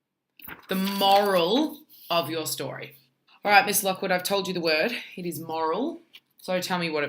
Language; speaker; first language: English; native; English